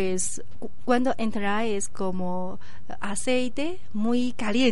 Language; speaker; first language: Spanish; non-native, learner; Chinese